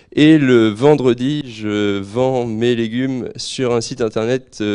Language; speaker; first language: French; native; French